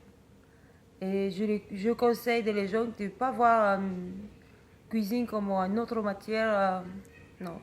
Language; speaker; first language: French; non-native, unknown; Spanish